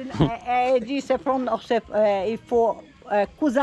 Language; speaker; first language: French; non-native, learner; Portuguese